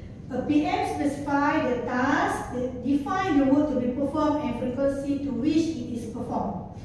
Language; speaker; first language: English; non-native, local second language; Malay